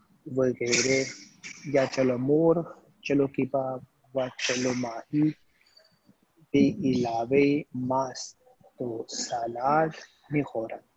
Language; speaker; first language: Persian; non-native, learner; Urdu